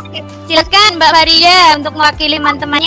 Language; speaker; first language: Indonesian; native; Indonesian